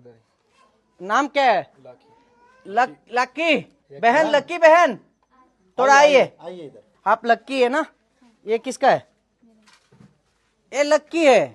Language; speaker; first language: Hindi; non-native, local second language; Kannada